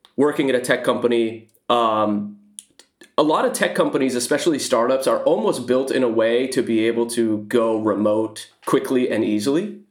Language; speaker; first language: English; native; English